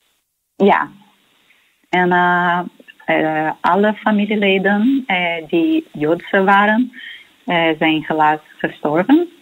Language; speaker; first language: Dutch; non-native, learner; Portuguese